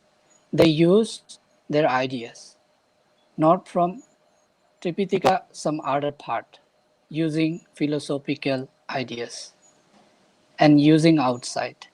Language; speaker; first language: English; non-native, fluent; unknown